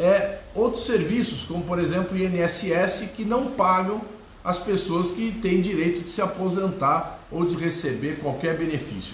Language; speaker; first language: Portuguese; native; Portuguese